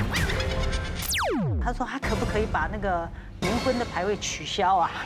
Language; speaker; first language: Chinese; native; Chinese